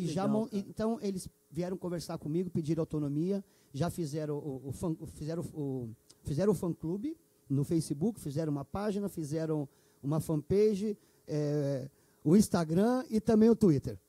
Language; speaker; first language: Portuguese; native; Portuguese